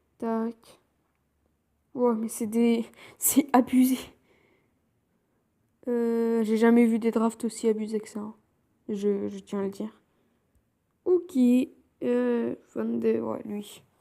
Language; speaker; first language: French; native; French